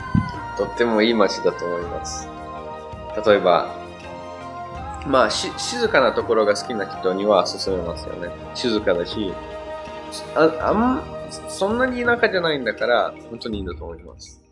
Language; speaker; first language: Japanese; non-native, fluent; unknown